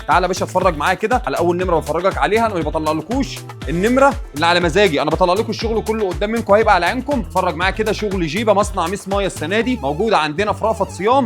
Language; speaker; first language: Arabic; native; Arabic